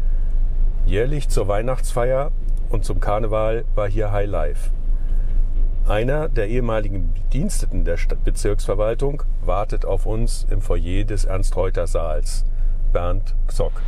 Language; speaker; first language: German; native; German